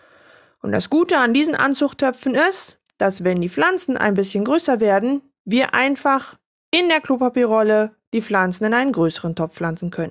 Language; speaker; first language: German; native; German